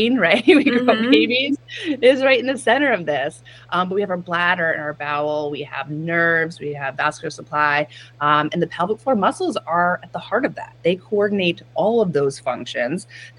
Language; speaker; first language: English; native; English